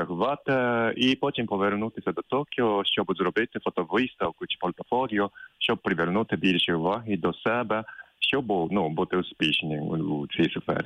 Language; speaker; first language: Ukrainian; non-native, fluent; Japanese